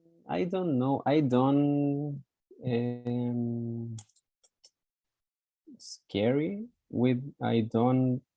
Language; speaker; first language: English; non-native, learner; Spanish